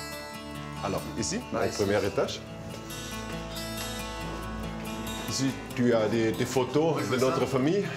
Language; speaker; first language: French; non-native, fluent; German